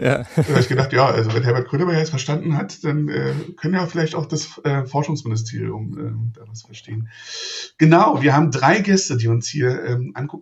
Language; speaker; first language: German; native; German